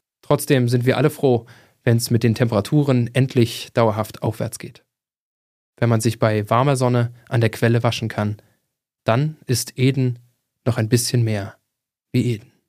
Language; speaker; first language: German; native; German